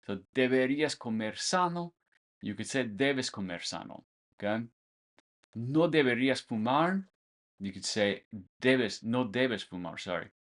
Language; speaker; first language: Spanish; non-native, fluent; English